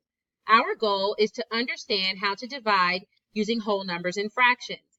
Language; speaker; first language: English; native; English